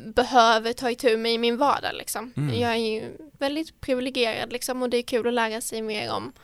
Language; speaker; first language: Swedish; native; Swedish